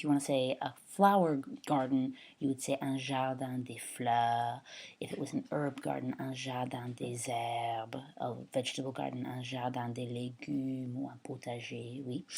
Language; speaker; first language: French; non-native, fluent; English